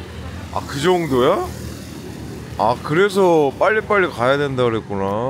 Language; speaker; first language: Korean; native; Korean